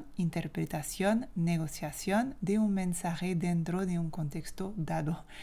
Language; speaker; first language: Spanish; non-native, fluent; French